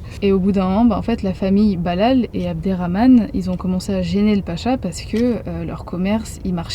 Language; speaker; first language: French; native; French